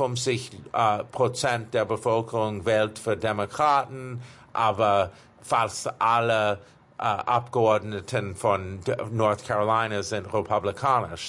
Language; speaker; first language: German; non-native, fluent; English